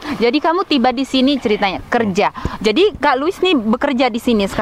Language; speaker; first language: Indonesian; non-native, local second language; Tetum